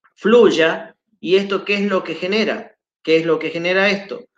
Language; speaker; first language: Spanish; native; Spanish